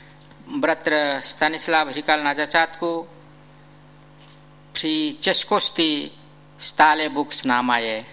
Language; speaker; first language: Czech; non-native, fluent; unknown